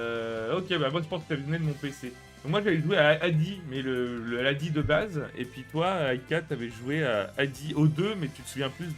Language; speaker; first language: French; native; French